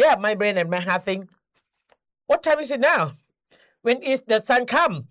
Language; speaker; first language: English; non-native, learner; Thai